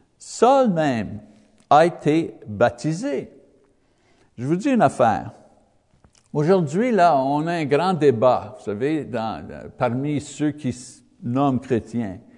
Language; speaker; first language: French; non-native, learner; English